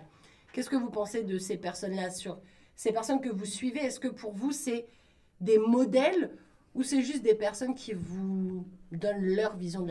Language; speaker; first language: French; native; French